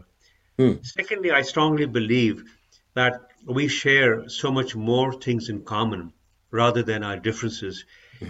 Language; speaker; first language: English; non-native, local second language; Urdu